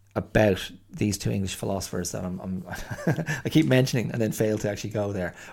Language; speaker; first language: English; native; English